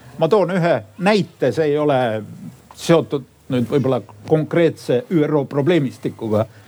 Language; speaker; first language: Estonian; native; Estonian